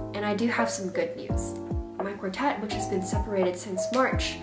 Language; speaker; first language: English; native; English